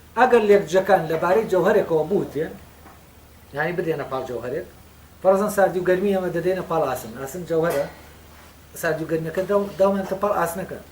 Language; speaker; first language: Central Kurdish; native; Central Kurdish